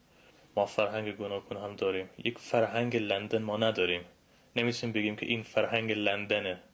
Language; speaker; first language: Persian; non-native, fluent; English